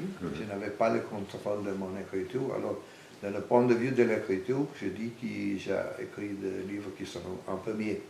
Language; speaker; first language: French; non-native, fluent; Italian